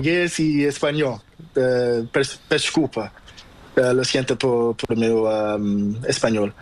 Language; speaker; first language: Spanish; non-native, learner; Portuguese